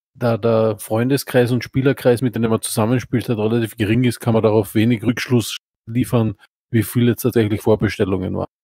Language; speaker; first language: German; native; German